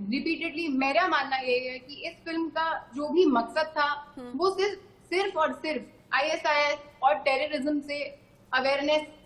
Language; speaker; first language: Hindi; native; Hindi